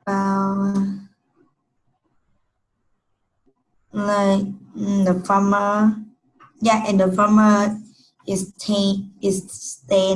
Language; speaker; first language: English; non-native, learner; Vietnamese